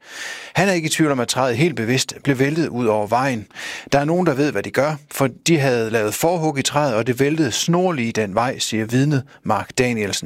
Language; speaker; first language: Danish; native; Danish